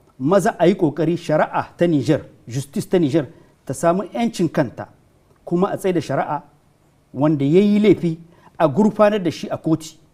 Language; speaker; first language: Hausa; non-native, local second language; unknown